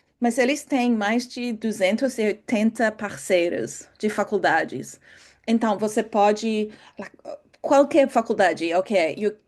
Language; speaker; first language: Portuguese; non-native, fluent; English